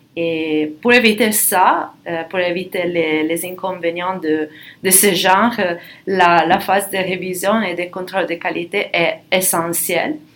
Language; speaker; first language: French; non-native, fluent; Italian